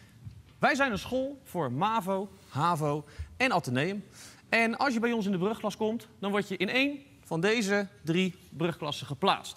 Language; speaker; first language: Dutch; native; Dutch